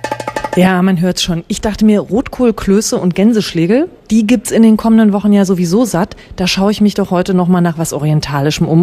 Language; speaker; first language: German; native; German